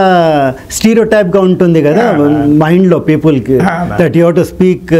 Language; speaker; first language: Telugu; non-native, local second language; Rajasthani